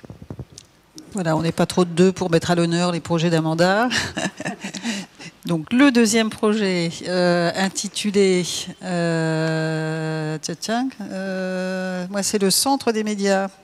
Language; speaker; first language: French; native; French